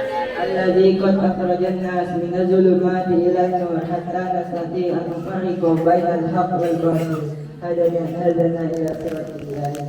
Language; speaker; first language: Arabic; non-native, learner; Indonesian